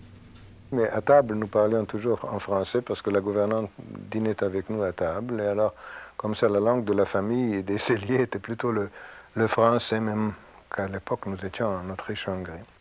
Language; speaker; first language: French; early bilingual, heritage; French